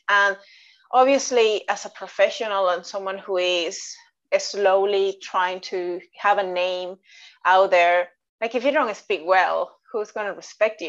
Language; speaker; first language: English; non-native, fluent; Spanish